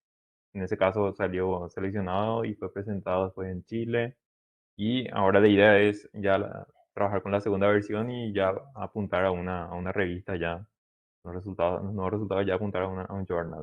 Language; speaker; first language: Spanish; native; Spanish